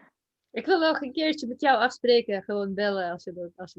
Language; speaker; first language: Dutch; non-native, fluent; Russian